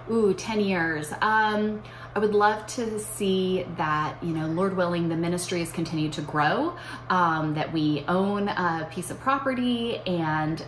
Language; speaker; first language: English; native; English